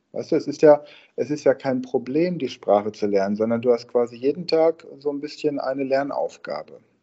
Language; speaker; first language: German; native; German